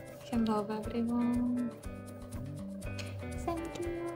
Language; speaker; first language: English; non-native, learner; Ukrainian